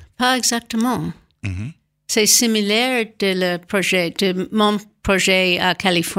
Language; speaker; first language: French; non-native, learner; English